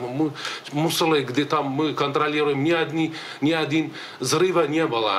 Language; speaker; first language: Russian; native; Russian